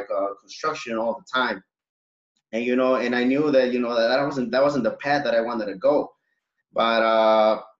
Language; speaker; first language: English; early bilingual, other home language; Spanish